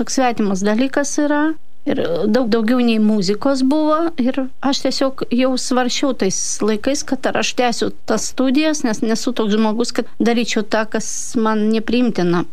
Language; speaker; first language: Lithuanian; non-native, fluent; Russian